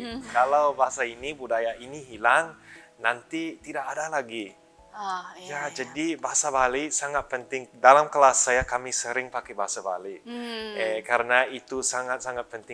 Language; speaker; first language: Indonesian; early bilingual, other home language; English